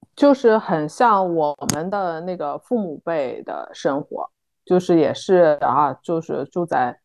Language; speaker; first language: Chinese; native; Chinese